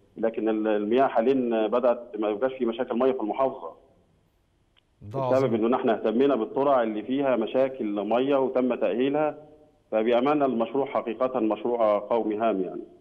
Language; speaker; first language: Egyptian Arabic; native; Egyptian Arabic